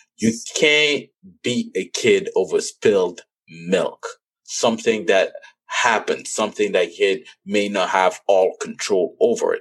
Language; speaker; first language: English; non-native, local second language; French